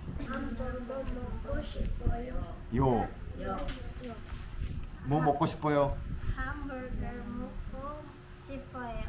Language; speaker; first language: Korean; non-native, learner; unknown